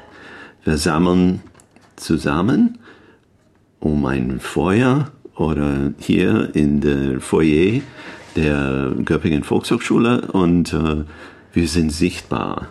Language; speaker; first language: German; non-native, learner; English